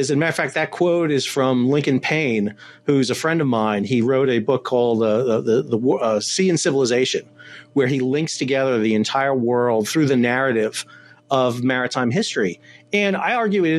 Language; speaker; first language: English; native; English